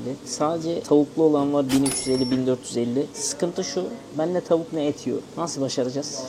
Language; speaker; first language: Turkish; native; Turkish